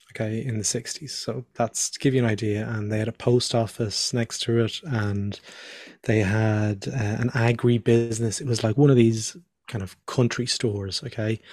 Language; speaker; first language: English; native; English